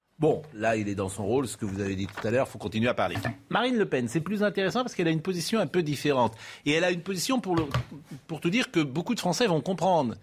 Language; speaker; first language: French; native; French